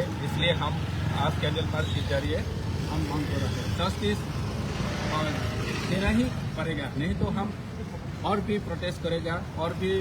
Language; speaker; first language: Hindi; non-native, local second language; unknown